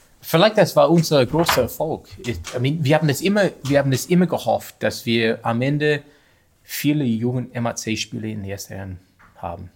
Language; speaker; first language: German; non-native, learner; English